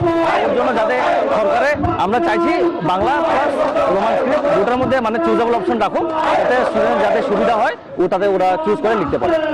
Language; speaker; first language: Bangla; non-native, local second language; Kok Borok